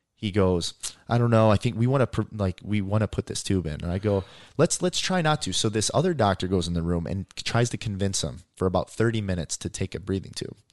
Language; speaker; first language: English; native; English